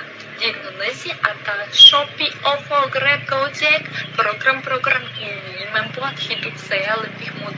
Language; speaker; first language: Indonesian; non-native, fluent; Russian